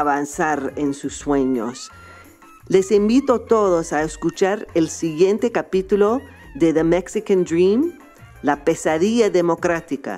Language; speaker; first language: Spanish; non-native, fluent; English